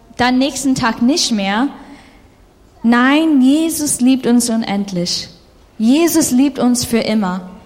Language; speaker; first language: German; non-native, fluent; English